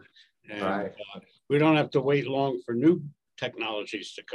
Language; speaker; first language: English; native; English